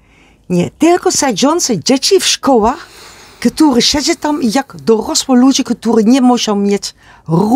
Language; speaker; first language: Polish; non-native, learner; Dutch